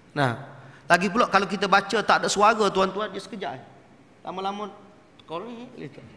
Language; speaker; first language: Malay; native; Malay